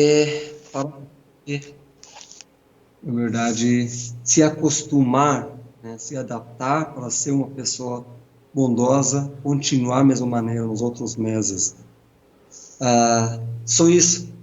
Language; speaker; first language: Portuguese; non-native, fluent; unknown